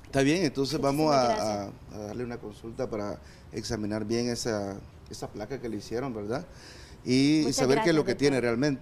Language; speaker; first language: Spanish; native; Spanish